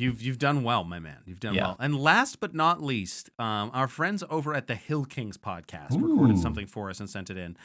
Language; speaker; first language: English; native; English